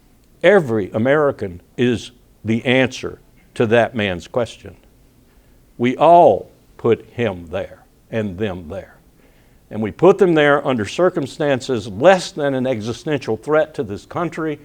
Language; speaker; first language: English; native; English